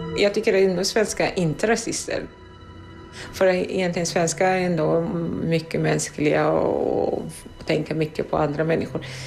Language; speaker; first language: Swedish; non-native, fluent; Arabic